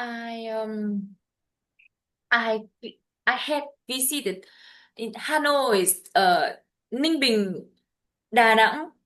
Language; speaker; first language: English; non-native, learner; Vietnamese